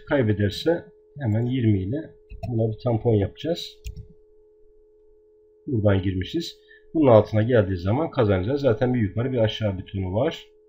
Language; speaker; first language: Turkish; native; Turkish